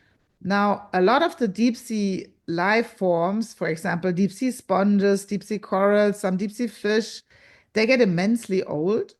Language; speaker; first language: English; non-native, fluent; German